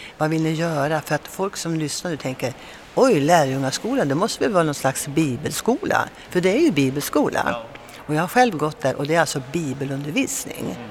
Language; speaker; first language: Swedish; native; Swedish